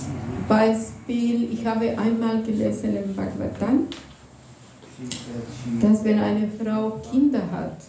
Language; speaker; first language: German; non-native, fluent; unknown